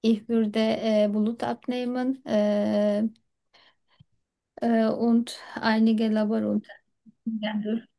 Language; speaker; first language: German; non-native, learner; Turkish